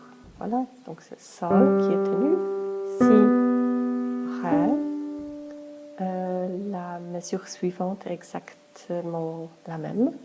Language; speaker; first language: French; non-native, fluent; Polish